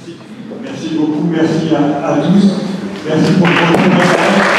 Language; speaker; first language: French; native; French